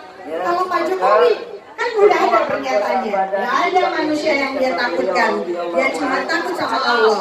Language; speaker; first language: Indonesian; native; Indonesian